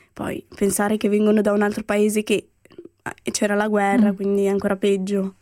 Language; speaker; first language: Italian; early bilingual, other home language; Romany